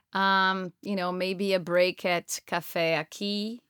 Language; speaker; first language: English; non-native, fluent; Portuguese